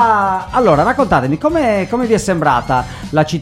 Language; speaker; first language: Italian; native; Italian